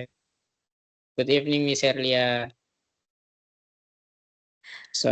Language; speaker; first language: English; non-native, learner; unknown